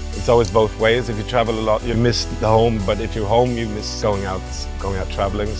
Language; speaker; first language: English; non-native, fluent; Swedish